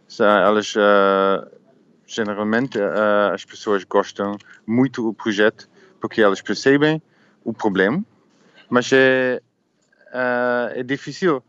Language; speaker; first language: Portuguese; non-native, learner; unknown